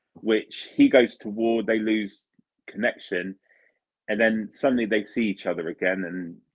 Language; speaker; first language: English; early bilingual, other home language; Italian